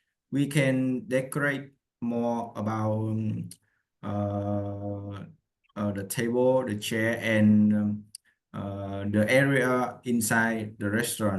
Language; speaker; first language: English; non-native, learner; Vietnamese